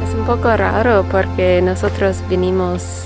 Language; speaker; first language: Spanish; non-native, learner; English